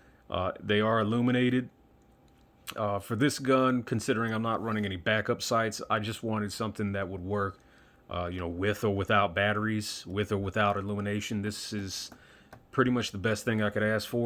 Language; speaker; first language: English; native; English